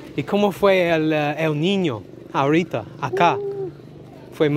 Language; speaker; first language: Spanish; non-native, learner; English